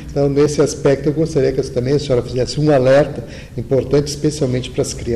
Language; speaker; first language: Portuguese; native; Portuguese